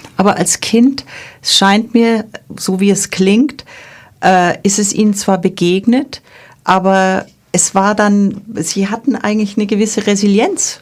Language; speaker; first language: German; native; German